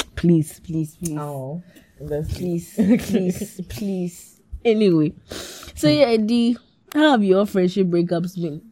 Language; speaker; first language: English; non-native, local second language; Akan